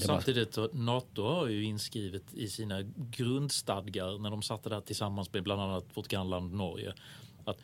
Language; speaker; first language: Swedish; native; Swedish